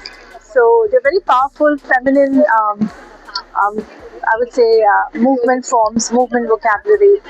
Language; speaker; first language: English; non-native, local second language; Hindi